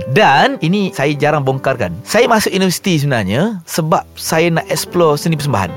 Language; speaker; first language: Malay; native; Malay